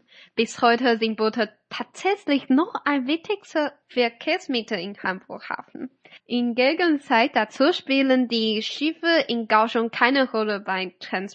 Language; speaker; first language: German; non-native, fluent; Chinese